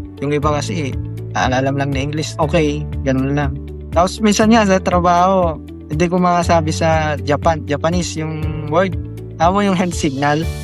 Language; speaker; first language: Filipino; non-native, local second language; Iloko